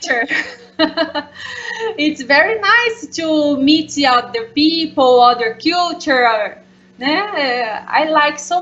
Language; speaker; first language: English; non-native, learner; Portuguese